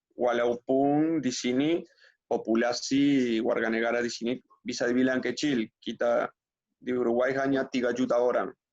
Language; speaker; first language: Indonesian; non-native, fluent; Spanish